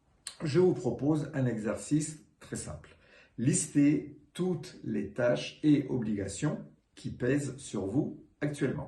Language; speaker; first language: French; native; French